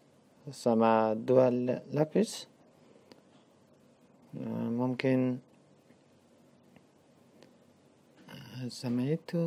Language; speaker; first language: Indonesian; non-native, learner; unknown